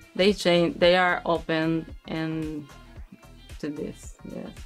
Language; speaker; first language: English; non-native, learner; Spanish